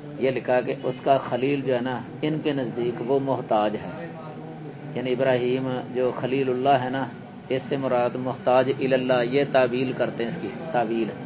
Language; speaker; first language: Urdu; non-native, local second language; Punjabi